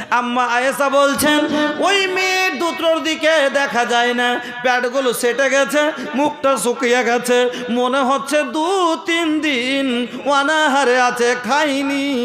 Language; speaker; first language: Bangla; non-native, local second language; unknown